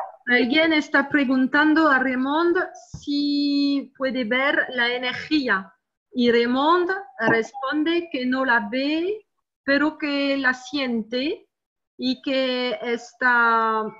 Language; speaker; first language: Spanish; non-native, learner; French